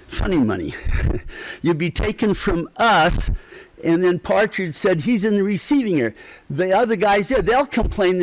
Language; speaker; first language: English; native; English